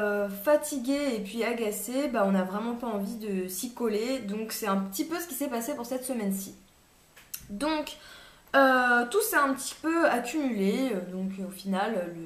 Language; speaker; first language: French; native; French